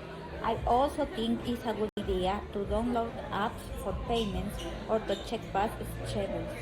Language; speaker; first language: English; non-native, learner; Spanish